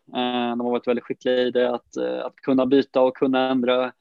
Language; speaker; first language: Swedish; native; Swedish